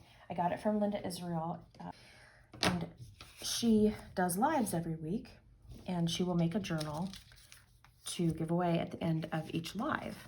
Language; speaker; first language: English; native; English